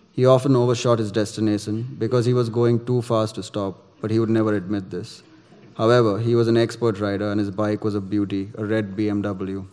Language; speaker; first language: English; non-native, local second language; Gujarati